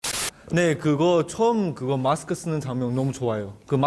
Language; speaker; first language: Korean; non-native, learner; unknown